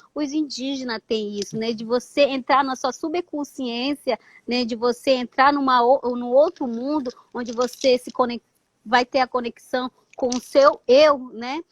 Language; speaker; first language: Portuguese; non-native, local second language; Ticuna